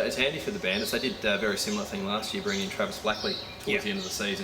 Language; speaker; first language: English; native; English